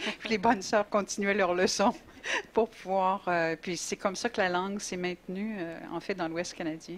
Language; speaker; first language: French; native; French